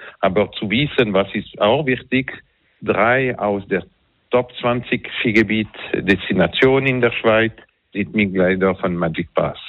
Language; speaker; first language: German; non-native, learner; French